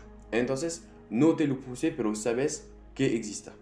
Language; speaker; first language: Spanish; non-native, fluent; French